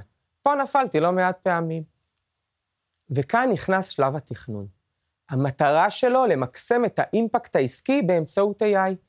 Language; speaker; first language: Hebrew; native; Hebrew